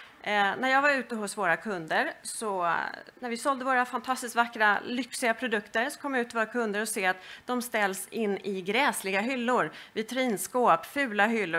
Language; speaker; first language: Swedish; native; Swedish